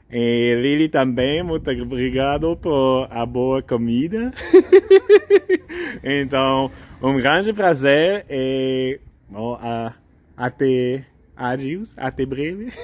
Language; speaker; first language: Portuguese; non-native, learner; French